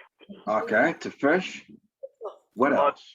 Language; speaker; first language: English; non-native, fluent; Spanish